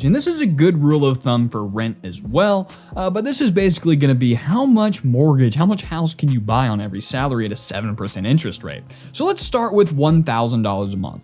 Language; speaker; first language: English; native; English